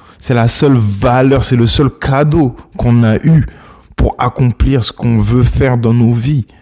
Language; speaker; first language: French; early bilingual, other home language; Akan